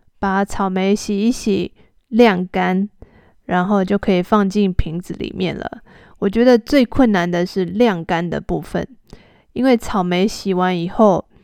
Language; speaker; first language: Chinese; native; Chinese